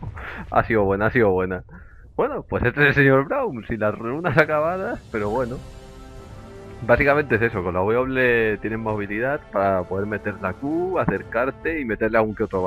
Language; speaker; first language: Spanish; native; Spanish